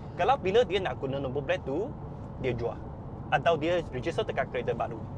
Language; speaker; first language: Malay; non-native, local second language; Chinese